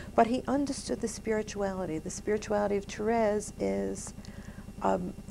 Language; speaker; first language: English; native; English